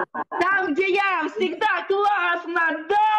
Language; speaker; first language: Russian; native; Russian